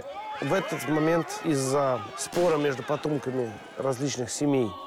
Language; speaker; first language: Russian; native; Russian